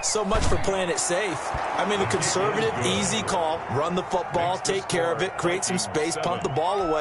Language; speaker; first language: English; native; English